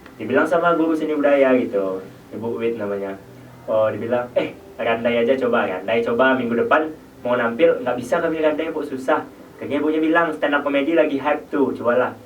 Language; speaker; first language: Indonesian; non-native, local second language; Minangkabau